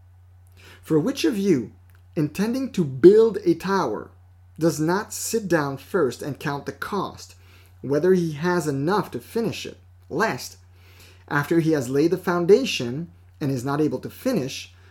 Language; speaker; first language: English; non-native, fluent; French